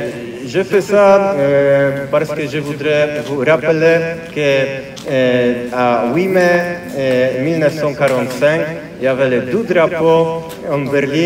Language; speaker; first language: French; non-native, fluent; Polish